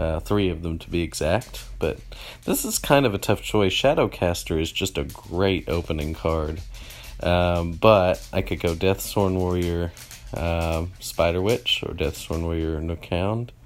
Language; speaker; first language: English; native; English